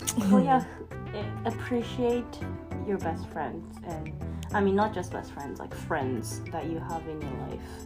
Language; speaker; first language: English; early bilingual, other home language; Japanese